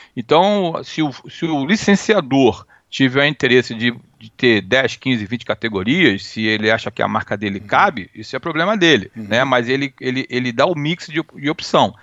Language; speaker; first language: Portuguese; native; Portuguese